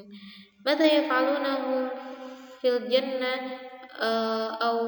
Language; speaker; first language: Arabic; non-native, fluent; Indonesian